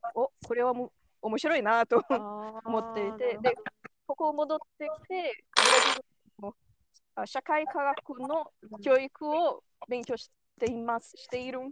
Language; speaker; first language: Japanese; non-native, learner; Portuguese